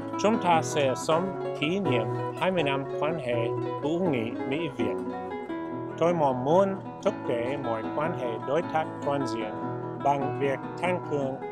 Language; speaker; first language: Vietnamese; non-native, learner; English